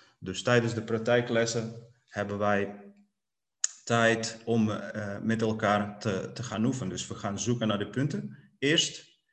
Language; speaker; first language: Dutch; non-native, fluent; Portuguese